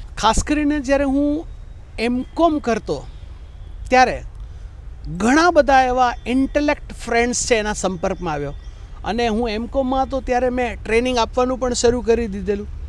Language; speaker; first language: Gujarati; native; Gujarati